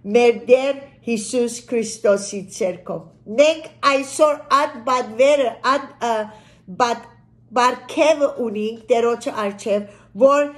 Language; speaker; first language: Armenian; early bilingual, heritage; Armenian